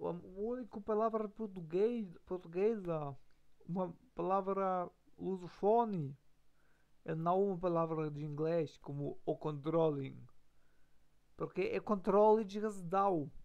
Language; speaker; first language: Portuguese; non-native, learner; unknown